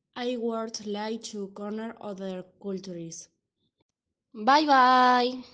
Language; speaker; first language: English; non-native, learner; Spanish